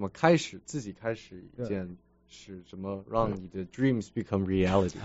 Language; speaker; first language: Chinese; early bilingual, heritage; Chinese